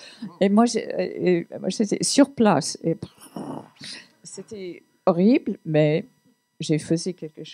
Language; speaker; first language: French; non-native, fluent; English